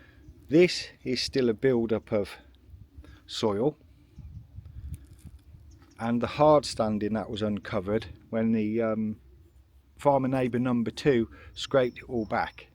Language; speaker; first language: English; native; English